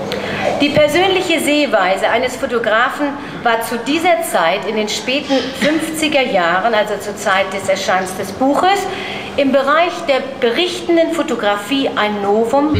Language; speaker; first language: German; native; German